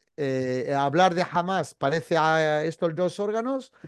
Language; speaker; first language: Spanish; non-native, fluent; Arabic